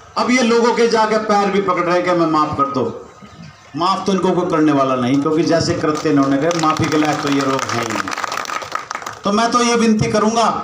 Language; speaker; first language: Hindi; native; Hindi